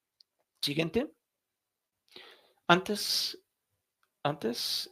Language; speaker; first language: Spanish; native; Spanish